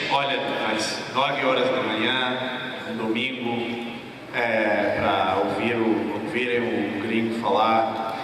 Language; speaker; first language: Portuguese; non-native, fluent; English